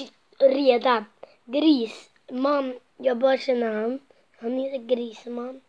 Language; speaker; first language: Swedish; non-native, local second language; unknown